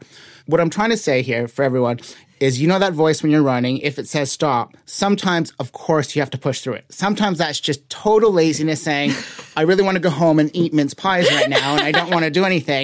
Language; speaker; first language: English; native; English